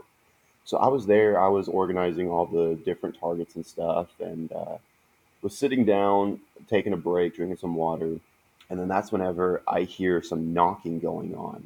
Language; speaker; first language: English; native; English